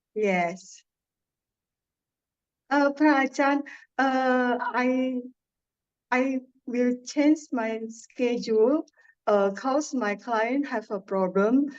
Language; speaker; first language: English; non-native, learner; Indonesian